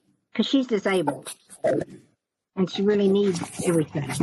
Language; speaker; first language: English; native; English